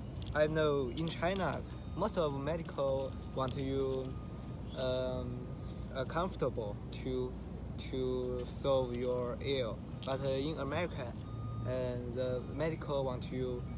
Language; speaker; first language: English; non-native, learner; Chinese